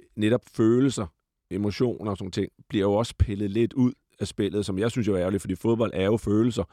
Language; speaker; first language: Danish; native; Danish